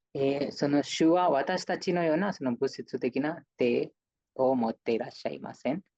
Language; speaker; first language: Japanese; non-native, fluent; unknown